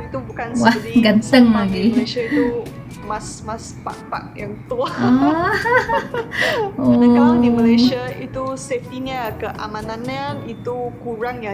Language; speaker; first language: Indonesian; non-native, fluent; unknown